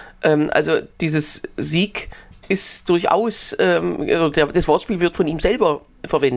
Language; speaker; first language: German; native; German